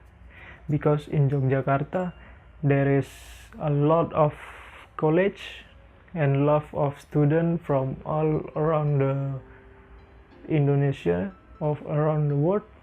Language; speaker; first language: English; non-native, learner; Indonesian